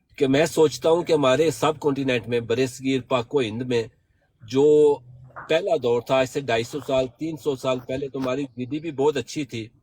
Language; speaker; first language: Urdu; non-native, local second language; Punjabi